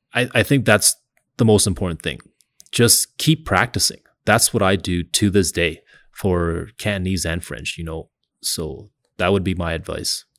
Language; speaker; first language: English; early bilingual, other home language; Cantonese